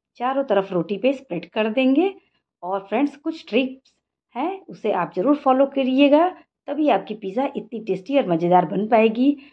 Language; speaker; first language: Hindi; native; Hindi